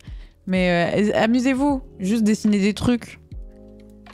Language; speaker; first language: French; native; French